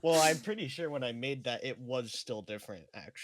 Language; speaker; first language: English; native; English